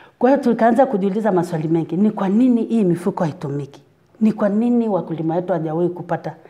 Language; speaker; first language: Swahili; native; Swahili